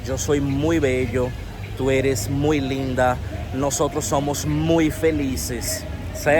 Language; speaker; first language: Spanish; non-native, fluent; Portuguese